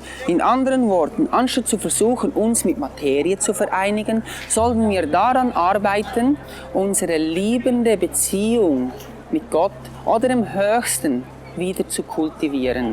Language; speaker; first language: German; non-native, fluent; English